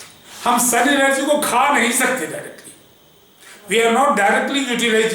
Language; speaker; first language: English; non-native, local second language; Hindi